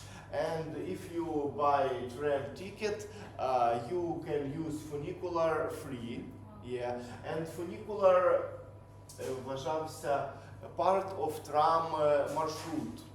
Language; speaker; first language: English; non-native, learner; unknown